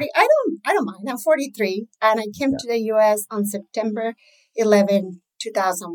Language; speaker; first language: English; non-native, fluent; Spanish